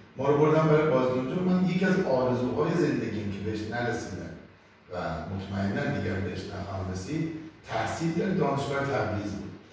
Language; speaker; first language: Persian; non-native, local second language; Azerbaijani